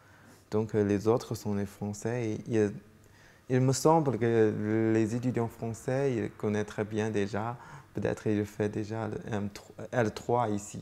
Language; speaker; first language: French; non-native, fluent; Chinese